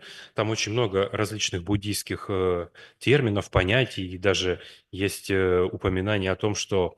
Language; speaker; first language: Russian; native; Russian